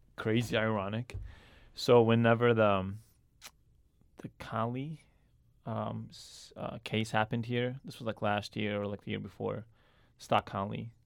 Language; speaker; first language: English; early bilingual, other home language; Arabic